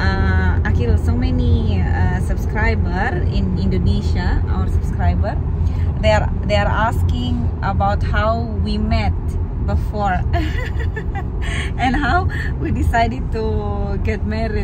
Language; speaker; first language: English; non-native, fluent; Indonesian